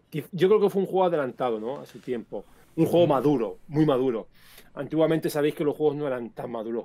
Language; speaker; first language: Spanish; native; Spanish